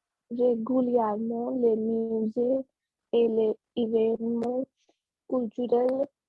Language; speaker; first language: French; non-native, learner; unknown